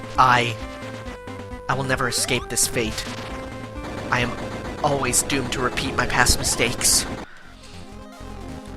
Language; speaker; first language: English; native; English